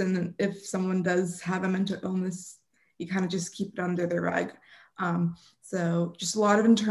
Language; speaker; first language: English; native; English